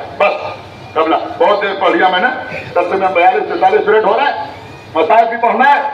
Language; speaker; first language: Urdu; native; Urdu